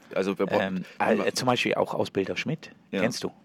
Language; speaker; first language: German; native; German